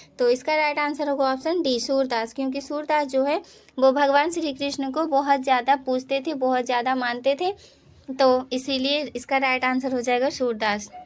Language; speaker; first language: Hindi; native; Hindi